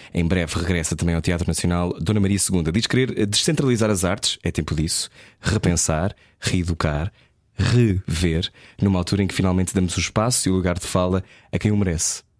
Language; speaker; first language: Portuguese; native; Portuguese